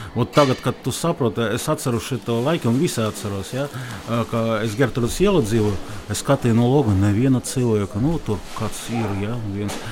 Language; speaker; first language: Latvian; non-native, local second language; Russian